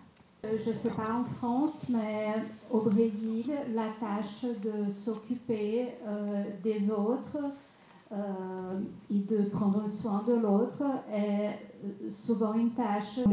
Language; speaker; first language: French; non-native, fluent; Portuguese